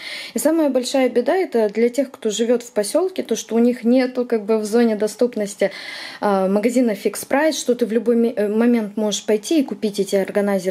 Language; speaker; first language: Russian; native; Russian